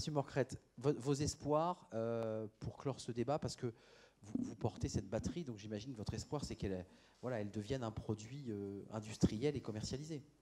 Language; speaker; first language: French; native; French